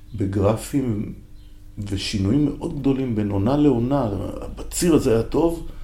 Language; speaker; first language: Hebrew; native; Hebrew